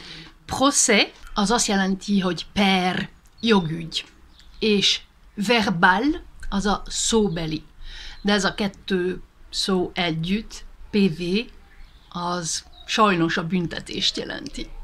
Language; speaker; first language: Hungarian; early bilingual, heritage; Hungarian